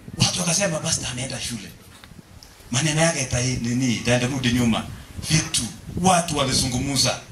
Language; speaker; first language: Swahili; non-native, local second language; Kalenjin